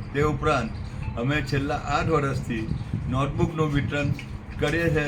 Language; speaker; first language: Gujarati; native; Gujarati